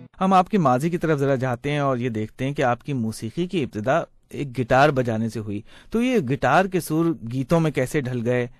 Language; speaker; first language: Urdu; native; Urdu